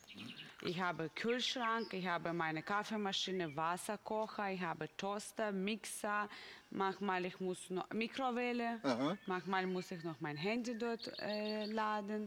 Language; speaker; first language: German; non-native, fluent; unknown